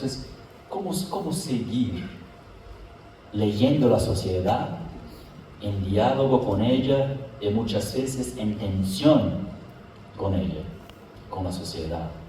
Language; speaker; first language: Spanish; non-native, fluent; Portuguese